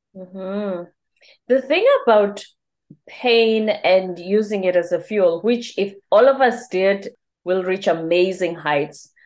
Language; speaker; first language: English; non-native, local second language; Zulu